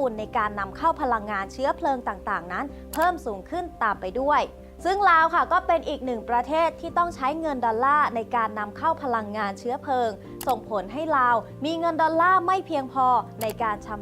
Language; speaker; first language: Thai; native; Thai